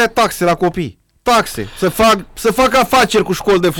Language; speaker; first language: Romanian; native; Romanian